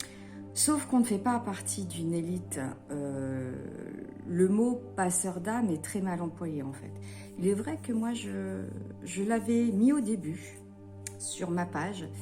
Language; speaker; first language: French; native; French